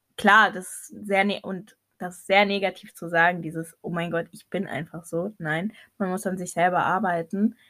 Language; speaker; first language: German; early bilingual, other home language; Arabic